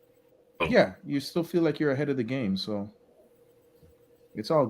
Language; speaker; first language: English; native; English